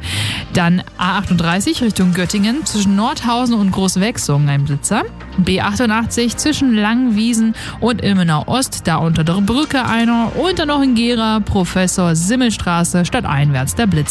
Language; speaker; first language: German; native; German